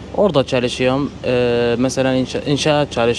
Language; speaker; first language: Turkish; non-native, learner; Arabic